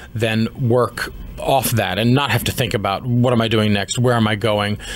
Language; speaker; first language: English; native; English